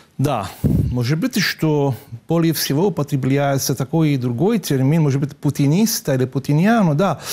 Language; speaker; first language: Russian; non-native, fluent; Italian